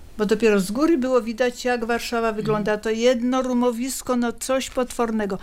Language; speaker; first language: Polish; native; Polish